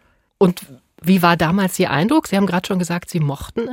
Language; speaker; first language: German; native; German